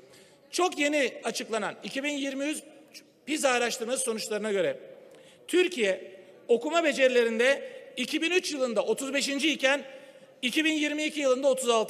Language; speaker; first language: Turkish; native; Turkish